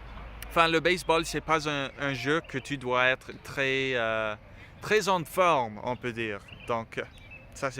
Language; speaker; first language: French; non-native, learner; English